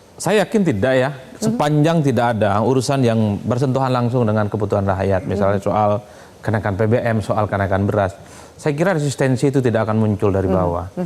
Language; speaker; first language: Indonesian; non-native, local second language; Madurese